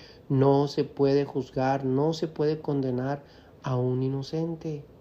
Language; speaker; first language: Spanish; native; Spanish